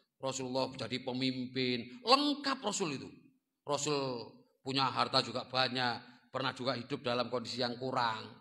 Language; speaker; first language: Indonesian; non-native, local second language; Javanese